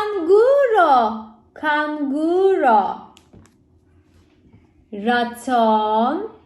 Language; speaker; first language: Spanish; non-native, learner; Turkish